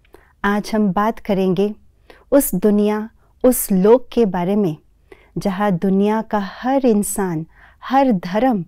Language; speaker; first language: Hindi; native; Hindi